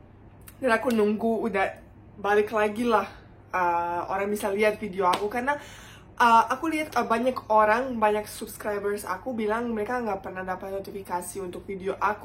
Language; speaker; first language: Indonesian; non-native, fluent; Bosnian